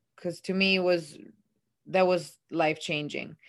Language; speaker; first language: English; non-native, fluent; Italian